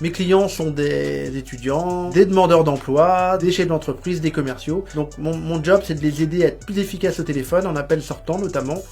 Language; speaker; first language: French; native; French